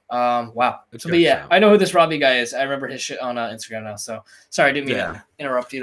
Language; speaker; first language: English; native; English